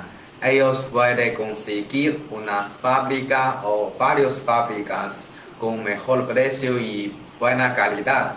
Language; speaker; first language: Spanish; non-native, learner; Chinese